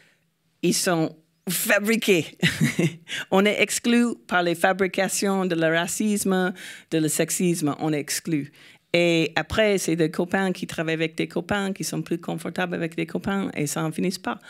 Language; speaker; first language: French; non-native, fluent; English